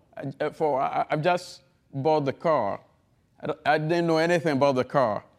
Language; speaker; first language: English; non-native, fluent; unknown